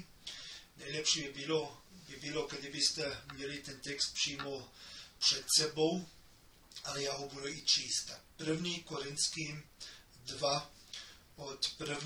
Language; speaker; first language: Czech; non-native, fluent; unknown